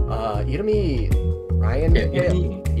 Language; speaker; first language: Korean; non-native, learner; English